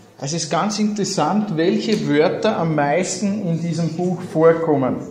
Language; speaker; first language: German; native; German